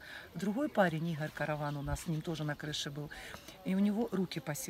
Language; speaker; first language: Russian; native; Russian